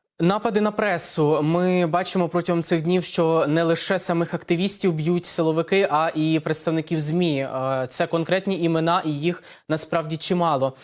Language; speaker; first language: Ukrainian; native; Ukrainian